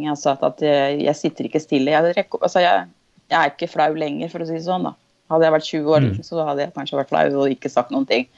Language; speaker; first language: Norwegian; non-native, fluent; Spanish